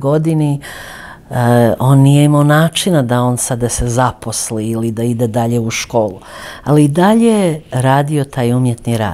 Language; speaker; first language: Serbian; early bilingual, other home language; Croatian